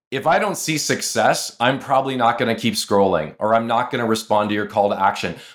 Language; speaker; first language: English; native; English